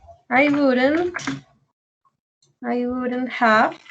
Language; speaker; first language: English; non-native, learner; Spanish